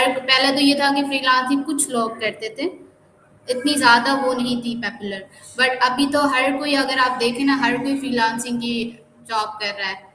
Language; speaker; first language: Urdu; non-native, local second language; Sindhi